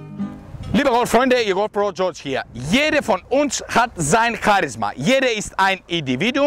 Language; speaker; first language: German; non-native, fluent; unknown